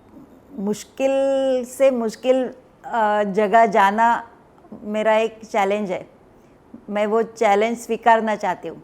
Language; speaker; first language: Hindi; non-native, local second language; Marathi